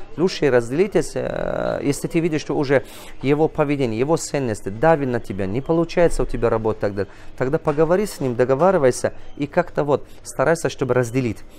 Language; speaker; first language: Russian; non-native, local second language; Tajik